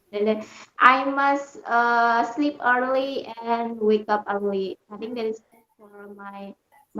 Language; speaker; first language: English; non-native, learner; Indonesian